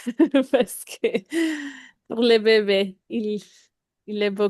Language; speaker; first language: French; non-native, learner; Spanish